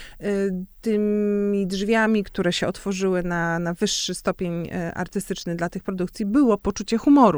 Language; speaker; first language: Polish; native; Polish